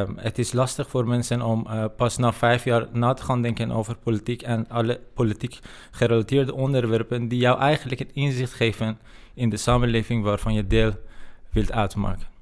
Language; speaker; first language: Dutch; non-native, fluent; Persian